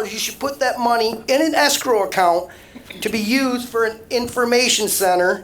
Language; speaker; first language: English; native; English